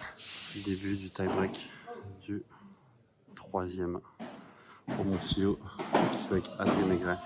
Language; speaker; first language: French; native; French